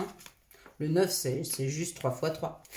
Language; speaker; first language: French; native; French